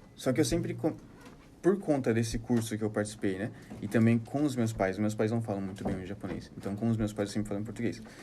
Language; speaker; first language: Portuguese; early bilingual, heritage; Portuguese